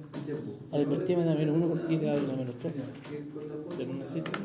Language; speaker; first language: Spanish; native; Spanish